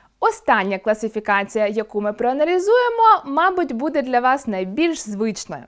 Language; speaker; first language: Ukrainian; native; Ukrainian